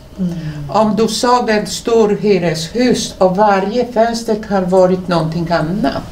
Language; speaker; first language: Swedish; non-native, fluent; Polish